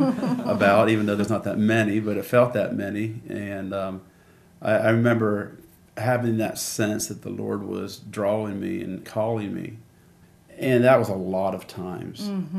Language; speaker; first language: English; native; English